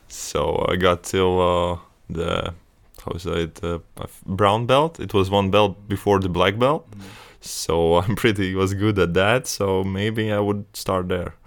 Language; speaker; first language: English; non-native, fluent; Latvian